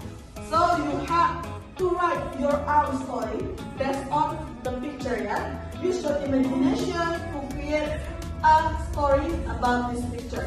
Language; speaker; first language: English; non-native, fluent; Indonesian